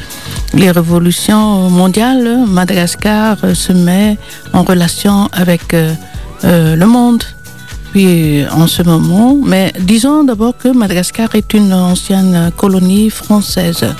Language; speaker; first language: French; non-native, local second language; Malagasy